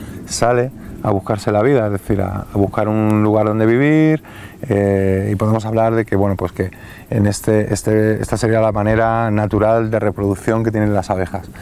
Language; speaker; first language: Spanish; native; Spanish